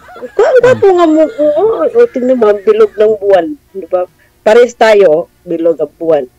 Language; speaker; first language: Filipino; non-native, local second language; Cebuano